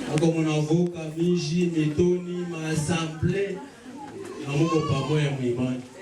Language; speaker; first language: Swahili; native; Swahili